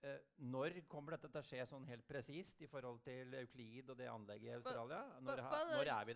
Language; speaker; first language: Norwegian; native; Norwegian